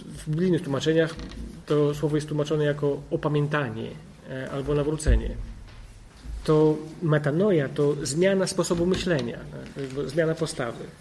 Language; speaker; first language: Polish; native; Polish